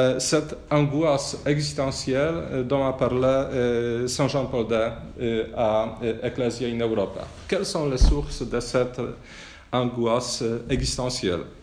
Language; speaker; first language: French; non-native, fluent; Polish